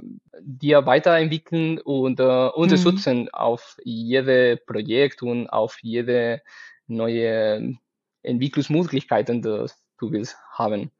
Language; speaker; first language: German; non-native, learner; Spanish